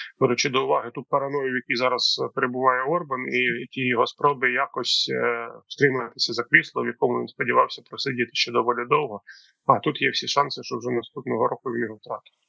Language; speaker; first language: Ukrainian; native; Ukrainian